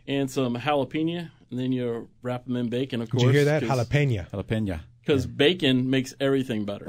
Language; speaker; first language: English; native; English